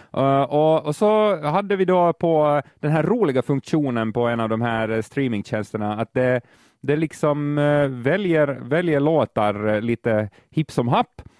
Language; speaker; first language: Swedish; native; Swedish